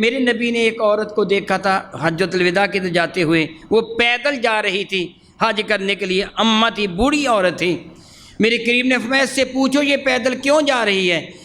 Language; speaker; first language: Urdu; non-native, local second language; Punjabi